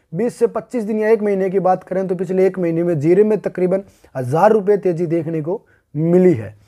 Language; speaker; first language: Hindi; native; Hindi